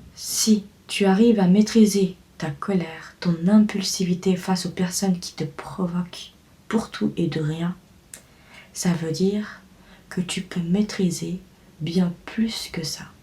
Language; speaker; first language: French; native; French